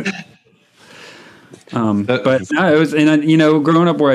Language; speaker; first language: English; native; English